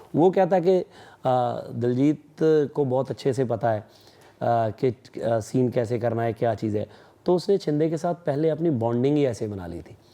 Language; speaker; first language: Hindi; non-native, local second language; Punjabi